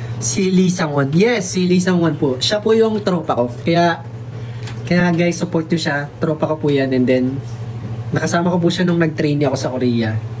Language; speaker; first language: Filipino; non-native, local second language; Waray